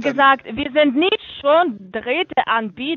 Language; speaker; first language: German; non-native, fluent; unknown